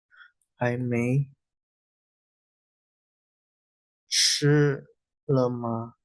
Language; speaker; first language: Chinese; non-native, fluent; Indonesian